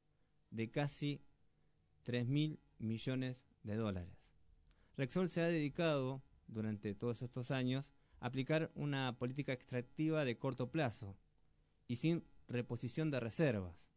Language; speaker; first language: Spanish; native; Spanish